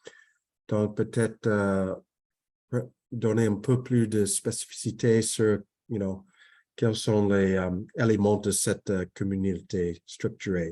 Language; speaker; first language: French; non-native, fluent; English